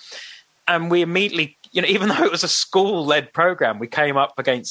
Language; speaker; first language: English; native; English